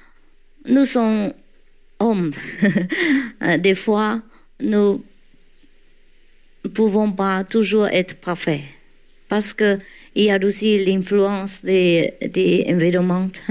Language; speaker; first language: French; non-native, learner; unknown